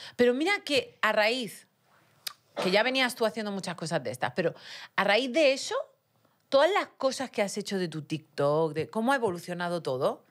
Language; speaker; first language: Spanish; native; Spanish